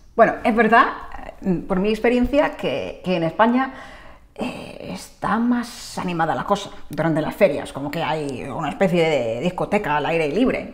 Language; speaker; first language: Spanish; non-native, fluent; English